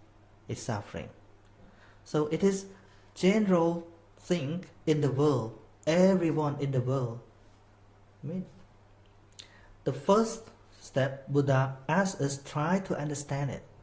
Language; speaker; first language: English; non-native, fluent; Khmer